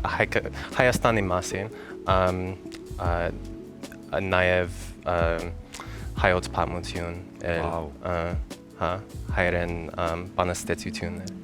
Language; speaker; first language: Armenian; non-native, learner; English